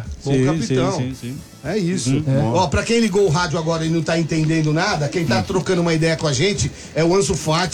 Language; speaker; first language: Portuguese; native; Portuguese